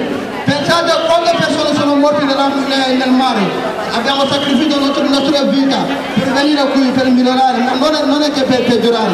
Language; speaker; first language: Italian; non-native, learner; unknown